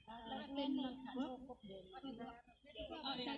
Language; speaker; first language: Indonesian; native; Indonesian